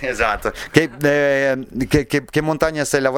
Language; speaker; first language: Italian; native; Italian